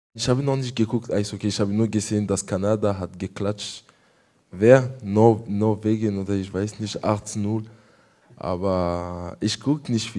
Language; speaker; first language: German; non-native, learner; French